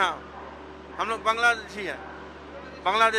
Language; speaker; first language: Hindi; non-native, learner; Bangla